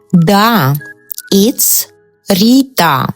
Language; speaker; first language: English; non-native, fluent; Russian